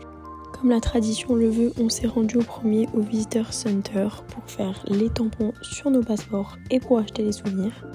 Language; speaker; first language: French; native; French